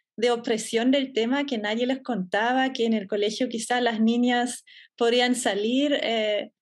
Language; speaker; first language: Spanish; non-native, fluent; German